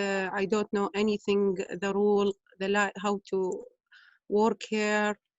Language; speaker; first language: English; non-native, learner; Arabic